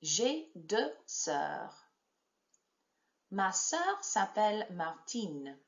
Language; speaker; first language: French; non-native, fluent; English